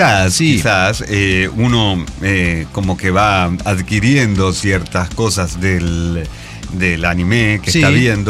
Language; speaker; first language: Spanish; native; Spanish